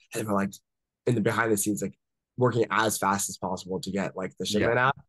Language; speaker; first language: English; native; English